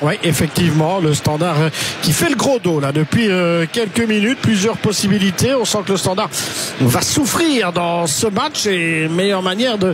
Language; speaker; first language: French; native; French